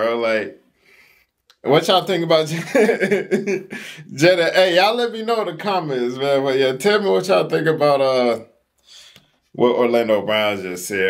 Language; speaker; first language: English; native; English